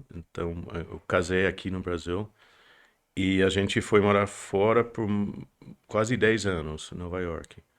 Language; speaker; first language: Portuguese; non-native, fluent; English